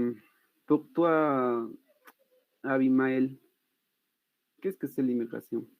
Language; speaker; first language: French; non-native, learner; Spanish